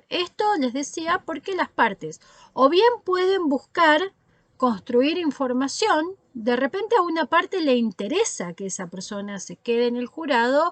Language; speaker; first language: Spanish; native; Spanish